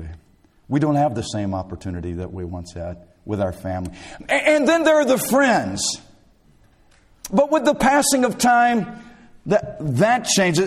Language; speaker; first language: English; native; English